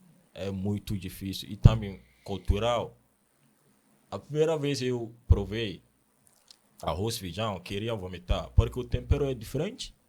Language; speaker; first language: Portuguese; non-native, learner; Akan